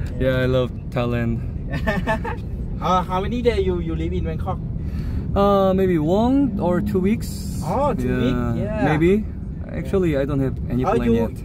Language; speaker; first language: English; non-native, learner; Korean